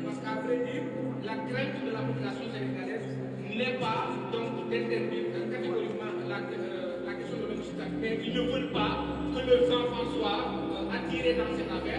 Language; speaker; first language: French; non-native, local second language; Wolof